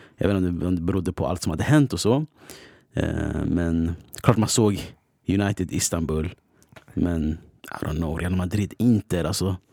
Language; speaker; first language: Swedish; native; Swedish